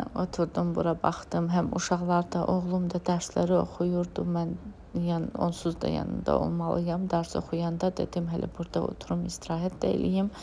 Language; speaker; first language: Azerbaijani; non-native, fluent; Lezghian